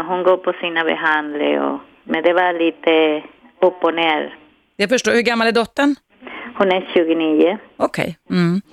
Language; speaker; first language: Swedish; non-native, learner; Spanish